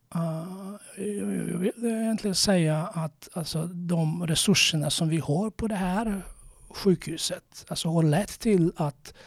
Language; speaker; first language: Swedish; non-native, fluent; Croatian